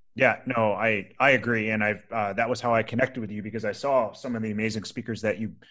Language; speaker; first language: English; native; English